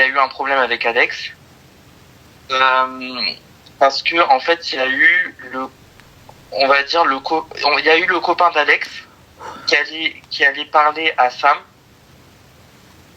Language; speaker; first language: French; native; French